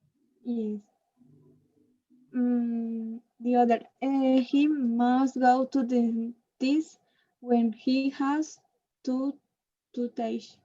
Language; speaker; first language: English; non-native, learner; Spanish